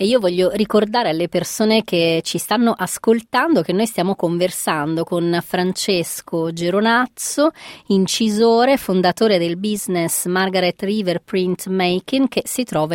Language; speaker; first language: Italian; native; Italian